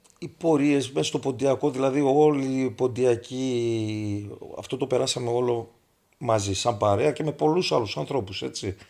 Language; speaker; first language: Greek; native; Greek